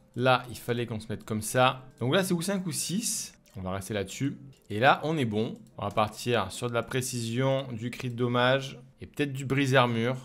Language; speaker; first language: French; native; French